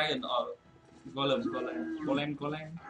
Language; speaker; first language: English; non-native, learner; Vietnamese